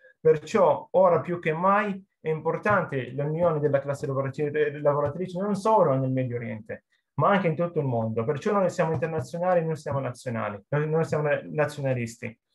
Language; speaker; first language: Italian; non-native, fluent; Arabic